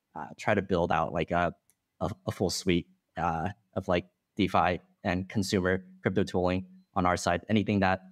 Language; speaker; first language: English; non-native, fluent; Chinese